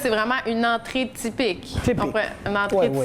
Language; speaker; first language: French; native; French